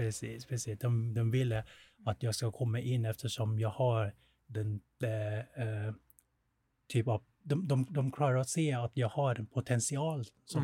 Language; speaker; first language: Swedish; non-native, fluent; Thai